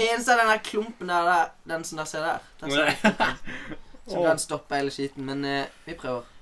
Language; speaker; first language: Norwegian; native; Norwegian